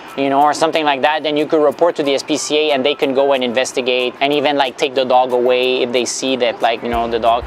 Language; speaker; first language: English; native; English